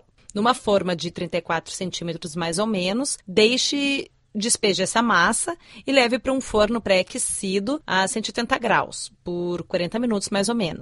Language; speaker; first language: Portuguese; native; Portuguese